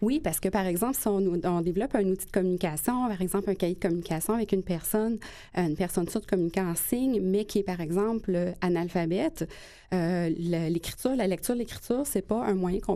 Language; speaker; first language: French; native; French